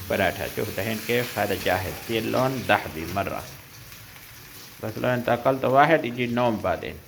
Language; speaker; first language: Arabic; non-native, local second language; Urdu